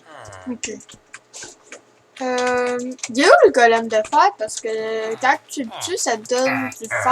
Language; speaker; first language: French; native; French